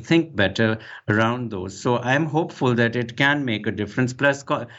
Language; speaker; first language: English; non-native, local second language; Urdu